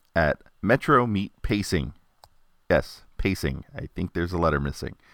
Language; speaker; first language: English; native; English